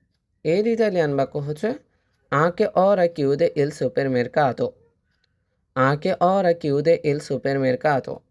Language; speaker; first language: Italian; non-native, fluent; Bangla